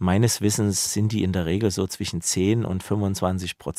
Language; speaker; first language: German; native; German